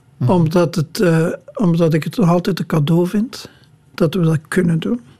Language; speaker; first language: Dutch; native; Dutch